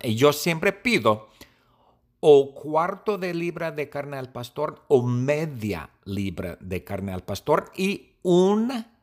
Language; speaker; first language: Spanish; non-native, learner; English